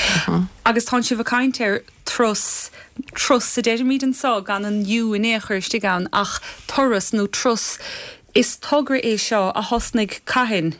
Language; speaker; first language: Irish; native; Irish